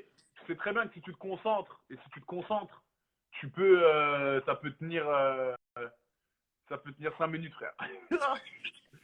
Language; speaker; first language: French; native; French